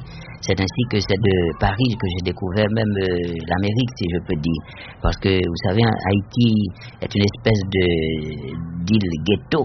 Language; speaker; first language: French; non-native, local second language; Haitian Creole